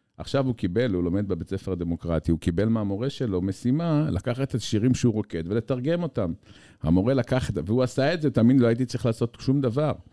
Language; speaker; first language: Hebrew; native; Hebrew